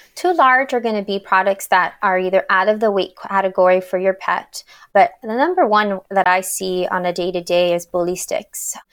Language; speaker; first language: English; native; English